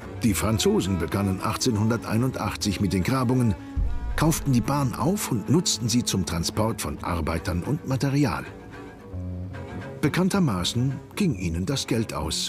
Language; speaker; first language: German; native; German